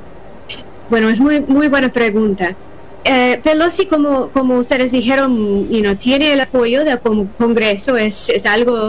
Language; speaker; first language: Spanish; non-native, fluent; English